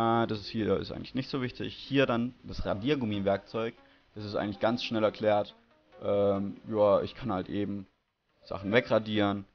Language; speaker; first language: German; native; German